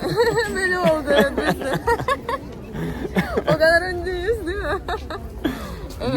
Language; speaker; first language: Turkish; non-native, fluent; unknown